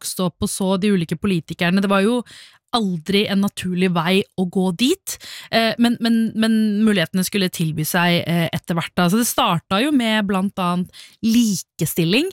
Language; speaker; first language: Norwegian; early bilingual, other home language; Tamil